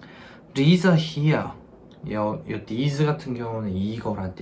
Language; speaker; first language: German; non-native, fluent; Korean